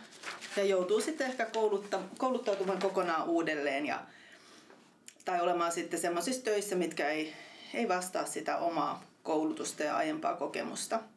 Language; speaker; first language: Finnish; native; Finnish